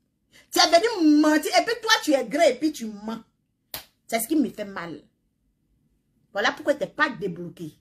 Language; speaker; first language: French; non-native, local second language; Baoulé